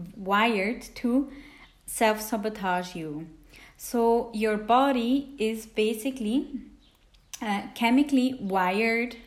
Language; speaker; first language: English; non-native, fluent; Italian